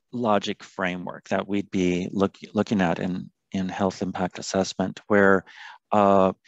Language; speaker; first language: English; native; English